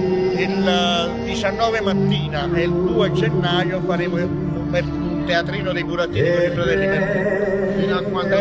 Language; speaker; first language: Italian; native; Italian